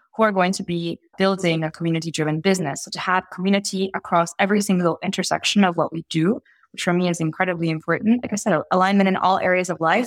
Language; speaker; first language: English; early bilingual, heritage; Italian